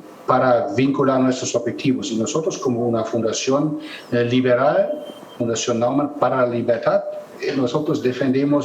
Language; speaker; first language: Spanish; non-native, fluent; German